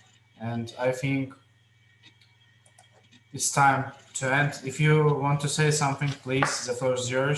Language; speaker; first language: English; non-native, fluent; Russian